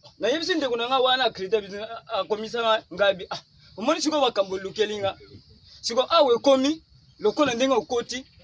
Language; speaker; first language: Lingala; non-native, local second language; Kongo